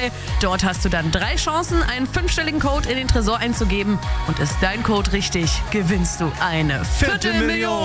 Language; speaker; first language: German; native; German